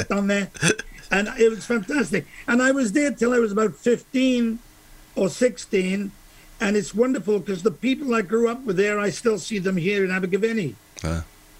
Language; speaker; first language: English; native; English